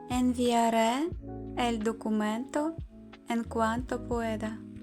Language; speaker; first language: Spanish; non-native, fluent; Ukrainian